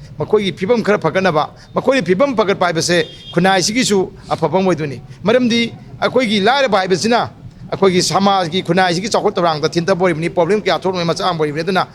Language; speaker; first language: Manipuri; native; Manipuri